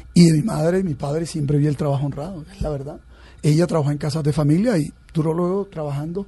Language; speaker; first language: Spanish; native; Spanish